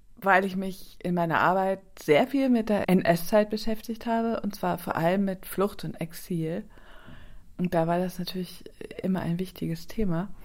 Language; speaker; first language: German; native; German